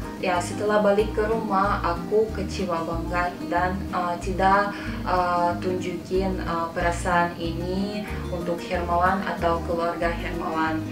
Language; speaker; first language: Indonesian; non-native, fluent; Russian